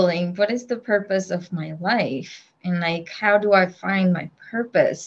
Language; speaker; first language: English; non-native, local second language; Gujarati